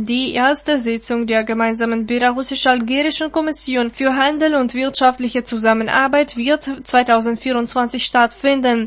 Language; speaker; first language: German; non-native, fluent; Russian